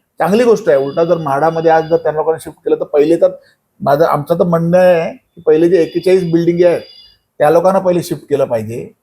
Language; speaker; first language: Marathi; native; Marathi